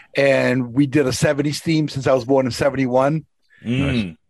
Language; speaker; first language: English; native; English